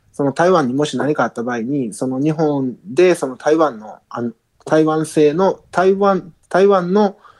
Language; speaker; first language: Japanese; native; Japanese